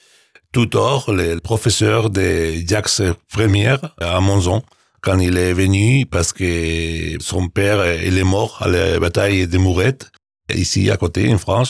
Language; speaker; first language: French; non-native, learner; Spanish